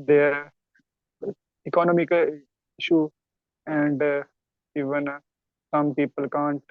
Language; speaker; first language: English; non-native, learner; Urdu